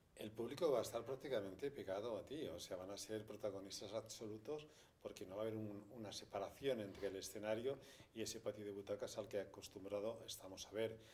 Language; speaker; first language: Spanish; native; Spanish